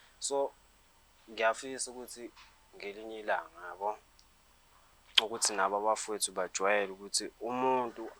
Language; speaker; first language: Zulu; native; Zulu